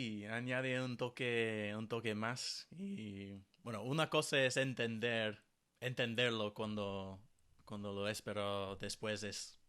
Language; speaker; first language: Spanish; non-native, fluent; English